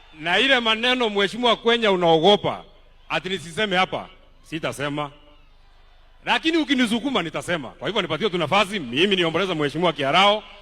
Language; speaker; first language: Swahili; non-native, local second language; Kikuyu